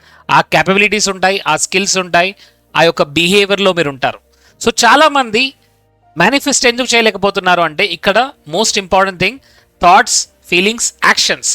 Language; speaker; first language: Telugu; native; Telugu